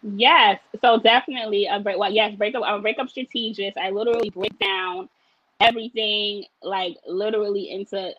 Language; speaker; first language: English; native; English